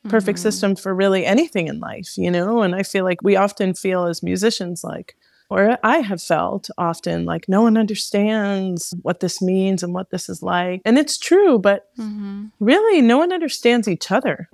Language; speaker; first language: English; native; English